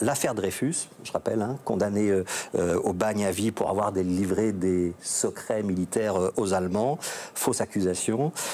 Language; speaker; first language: French; native; French